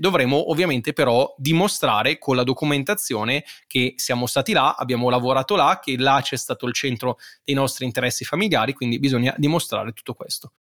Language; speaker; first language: Italian; native; Italian